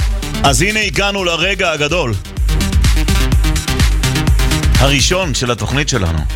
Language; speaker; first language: Hebrew; native; Hebrew